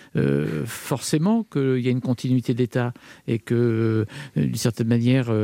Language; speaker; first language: French; native; French